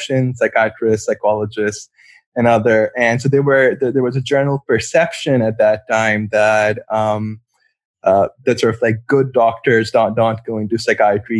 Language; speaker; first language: English; non-native, local second language; Urdu